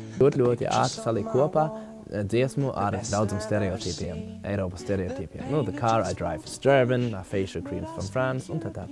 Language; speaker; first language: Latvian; non-native, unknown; German